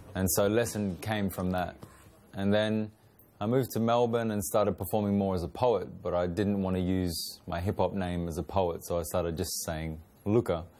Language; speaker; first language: English; native; English